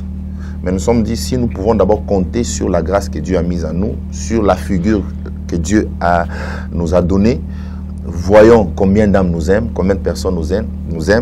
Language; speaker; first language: French; non-native, local second language; Swahili